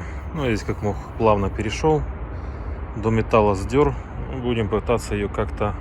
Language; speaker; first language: Russian; native; Russian